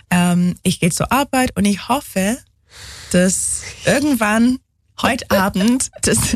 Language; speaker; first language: German; non-native, fluent; English